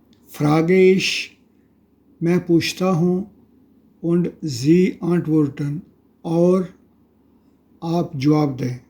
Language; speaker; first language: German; non-native, fluent; Urdu